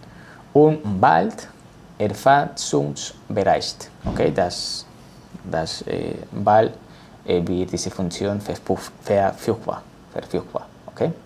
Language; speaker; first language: German; non-native, learner; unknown